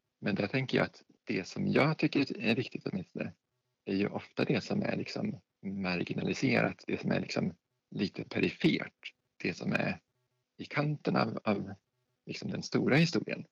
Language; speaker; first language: Swedish; native; Swedish